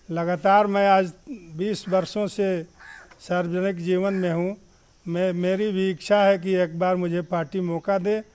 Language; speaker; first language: Hindi; non-native, local second language; Bhojpuri